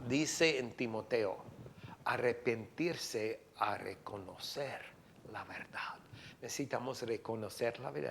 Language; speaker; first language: Spanish; non-native, fluent; English